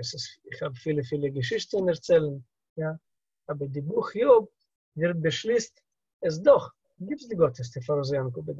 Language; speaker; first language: German; non-native, learner; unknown